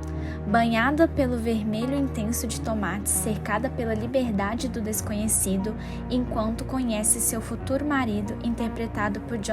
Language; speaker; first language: Portuguese; native; Portuguese